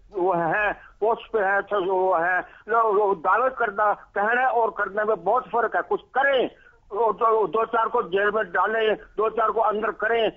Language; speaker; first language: Hindi; native; Hindi